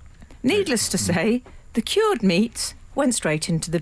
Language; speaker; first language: English; native; English